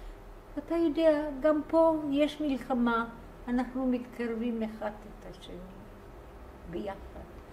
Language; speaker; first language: Hebrew; non-native, fluent; Bulgarian